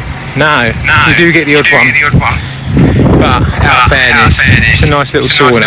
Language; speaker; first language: English; native; English